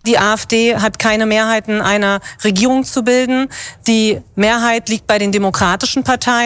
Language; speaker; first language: German; native; German